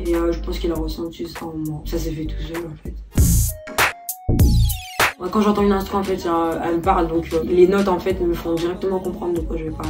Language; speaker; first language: French; native; French